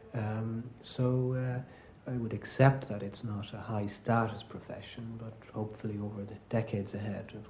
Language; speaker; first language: English; native; English